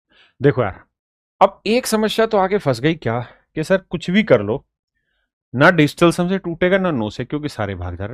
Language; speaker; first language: Hindi; native; Hindi